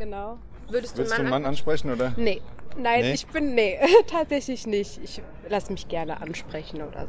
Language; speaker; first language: German; native; German